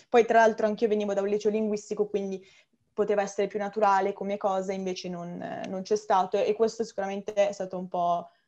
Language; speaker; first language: Italian; native; Italian